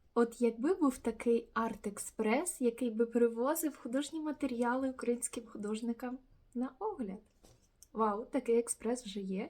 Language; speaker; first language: Ukrainian; native; Ukrainian